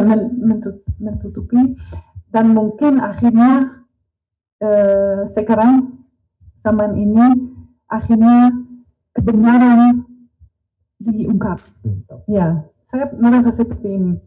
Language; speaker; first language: Indonesian; non-native, learner; Dutch